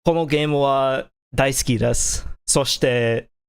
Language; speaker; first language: Japanese; non-native, learner; English